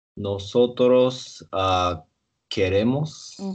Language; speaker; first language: Spanish; non-native, learner; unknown